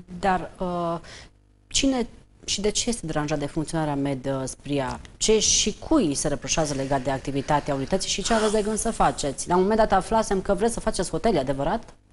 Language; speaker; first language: Romanian; native; Romanian